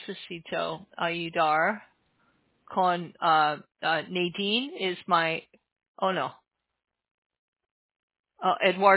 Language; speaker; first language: Spanish; non-native, learner; English